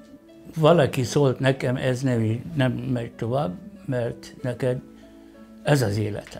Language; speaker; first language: Hungarian; non-native, fluent; Arabic